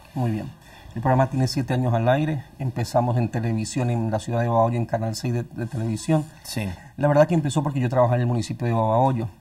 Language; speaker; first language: Spanish; native; Spanish